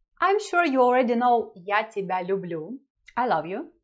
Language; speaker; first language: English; non-native, fluent; Russian